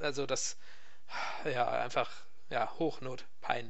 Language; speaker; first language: German; native; German